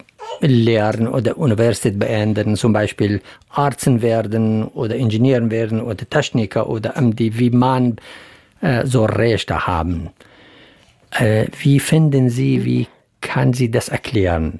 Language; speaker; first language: German; non-native, learner; Central Kurdish